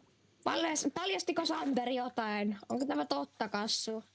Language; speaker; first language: Finnish; native; Finnish